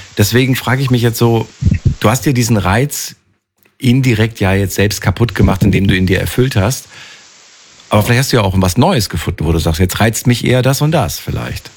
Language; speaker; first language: German; native; German